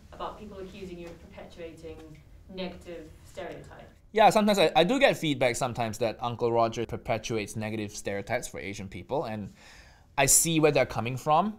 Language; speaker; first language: English; non-native, local second language; Chinese